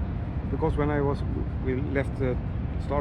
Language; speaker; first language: English; non-native, learner; Swedish